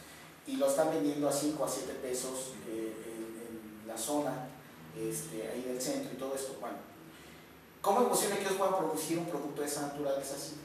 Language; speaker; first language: Spanish; native; Spanish